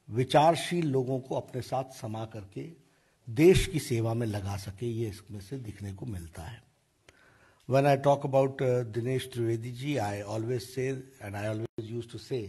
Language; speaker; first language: Hindi; native; Hindi